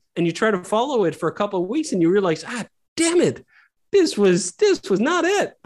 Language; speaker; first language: English; non-native, fluent; Danish